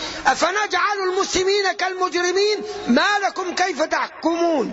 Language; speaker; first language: Arabic; native; Arabic